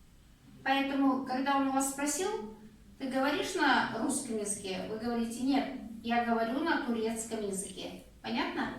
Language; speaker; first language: Russian; non-native, local second language; Kazakh